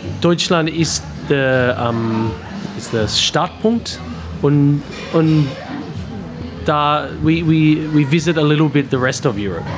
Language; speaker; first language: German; non-native, learner; English